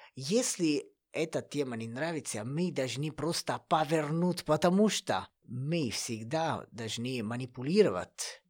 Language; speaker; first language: Russian; non-native, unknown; Italian